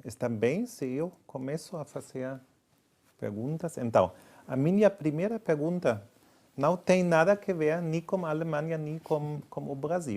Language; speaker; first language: Portuguese; non-native, fluent; German